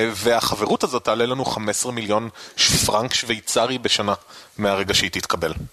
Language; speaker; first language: Hebrew; native; Hebrew